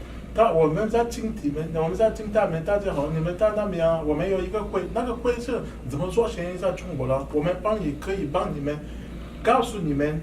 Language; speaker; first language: Chinese; non-native, learner; French